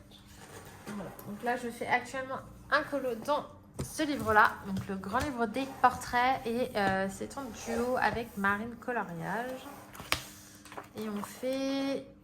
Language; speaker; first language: French; native; French